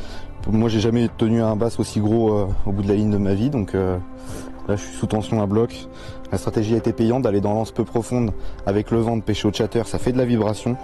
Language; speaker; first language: French; native; French